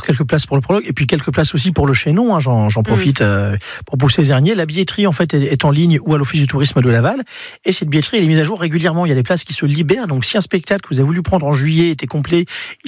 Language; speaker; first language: French; native; French